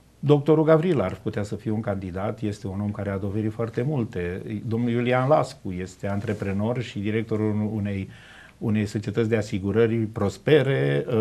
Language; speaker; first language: Romanian; native; Romanian